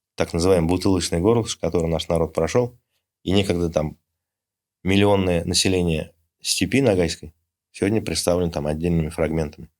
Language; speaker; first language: Russian; native; Russian